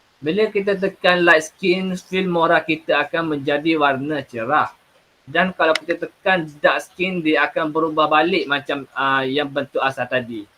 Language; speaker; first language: Malay; native; Malay